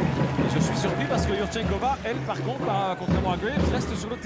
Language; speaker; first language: French; native; French